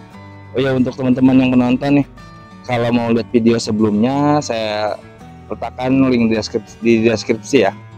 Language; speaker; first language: Indonesian; native; Indonesian